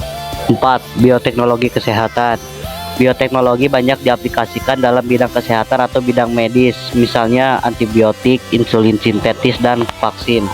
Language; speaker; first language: Indonesian; native; Indonesian